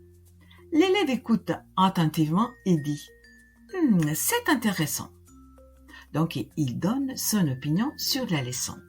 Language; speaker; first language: French; non-native, fluent; Italian